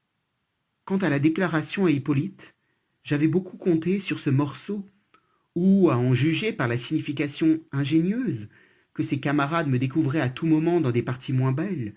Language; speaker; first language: French; native; French